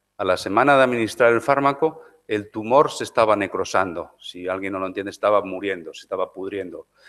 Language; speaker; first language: Spanish; non-native, local second language; Galician